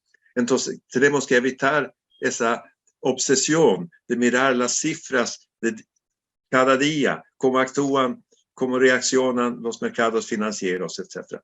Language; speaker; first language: Spanish; non-native, fluent; Swedish